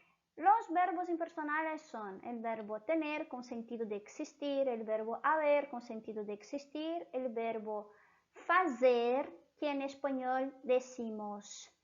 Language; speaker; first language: Spanish; non-native, fluent; Portuguese